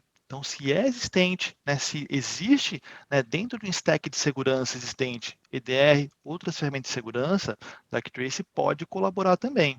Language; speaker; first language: Portuguese; native; Portuguese